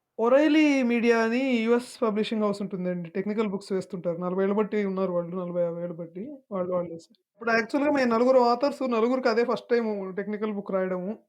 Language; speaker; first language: Telugu; native; Telugu